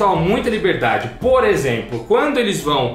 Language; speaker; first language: Portuguese; native; Portuguese